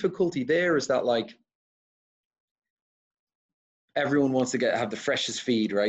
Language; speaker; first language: English; native; English